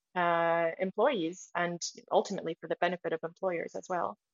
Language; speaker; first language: English; native; English